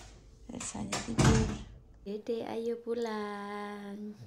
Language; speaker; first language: Indonesian; native; Indonesian